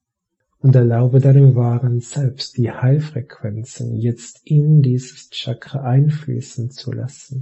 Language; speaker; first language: German; native; German